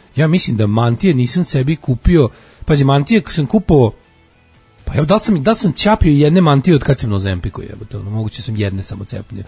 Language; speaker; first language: Serbian; native; Serbian